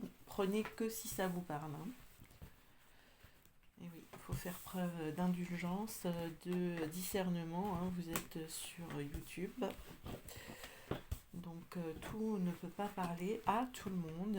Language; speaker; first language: French; native; French